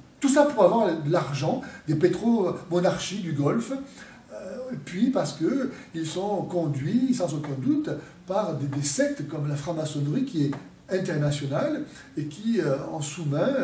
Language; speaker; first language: French; native; French